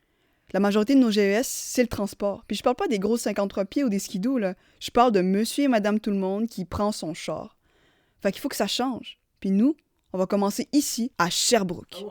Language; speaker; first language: French; native; French